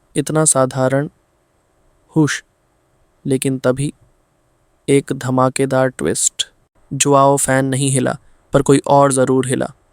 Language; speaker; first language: Hindi; non-native, fluent; Bangla